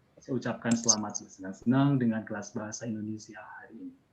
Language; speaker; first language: Indonesian; native; Indonesian